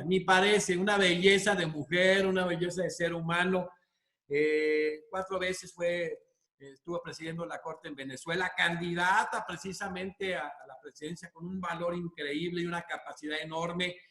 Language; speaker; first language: Spanish; native; Spanish